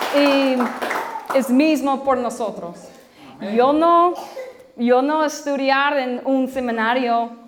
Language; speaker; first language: Spanish; non-native, learner; English